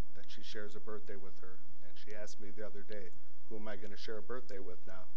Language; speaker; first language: English; native; English